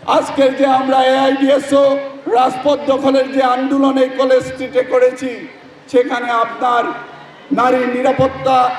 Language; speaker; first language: Bangla; non-native, learner; Assamese